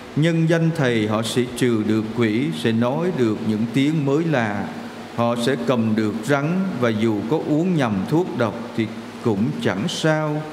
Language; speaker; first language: Vietnamese; native; Vietnamese